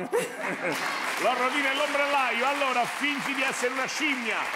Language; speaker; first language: Italian; native; Italian